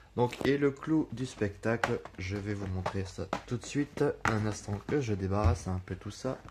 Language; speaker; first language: French; native; French